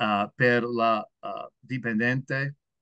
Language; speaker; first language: Italian; non-native, learner; English